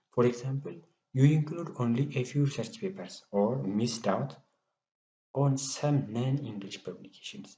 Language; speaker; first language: English; non-native, local second language; Amharic